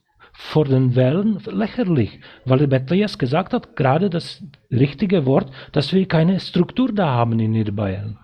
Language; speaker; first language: German; non-native, fluent; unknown